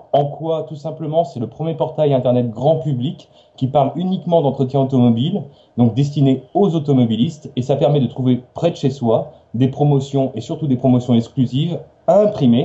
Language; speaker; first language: French; native; French